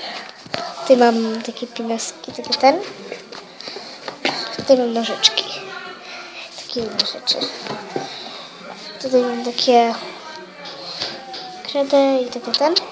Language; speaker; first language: Polish; early bilingual, heritage; Polish